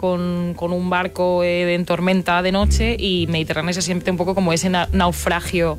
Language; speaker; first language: Spanish; native; Spanish